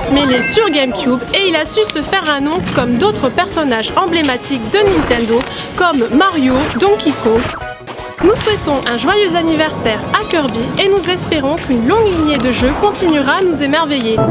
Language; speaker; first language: French; native; French